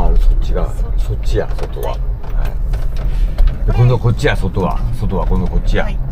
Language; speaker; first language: Japanese; native; Japanese